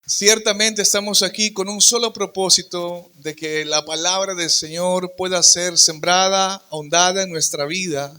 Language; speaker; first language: Spanish; native; Spanish